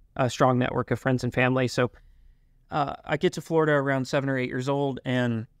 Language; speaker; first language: English; native; English